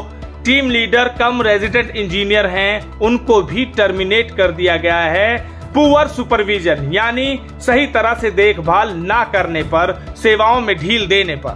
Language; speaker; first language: Hindi; native; Hindi